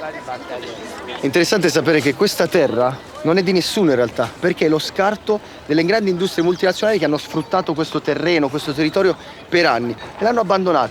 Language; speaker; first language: Italian; native; Italian